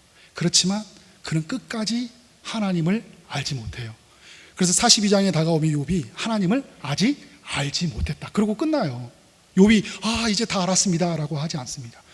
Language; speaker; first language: Korean; native; Korean